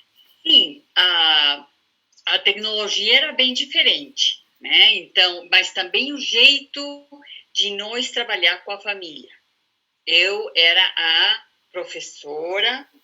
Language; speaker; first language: Portuguese; non-native, fluent; Spanish